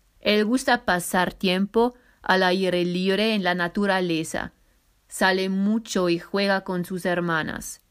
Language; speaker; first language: Spanish; non-native, fluent; German